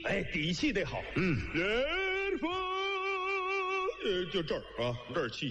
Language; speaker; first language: Chinese; native; Chinese